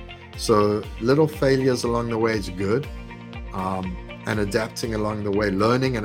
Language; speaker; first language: English; native; English